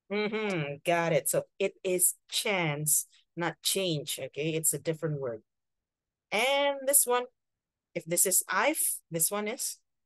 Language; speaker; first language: English; non-native, fluent; Indonesian